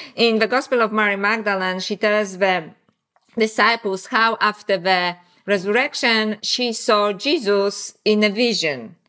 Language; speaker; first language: English; non-native, fluent; Polish